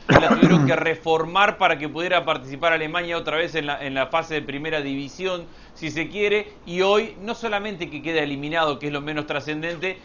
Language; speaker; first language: Spanish; native; Spanish